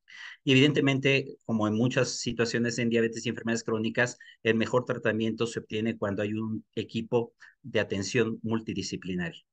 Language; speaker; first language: Spanish; native; Spanish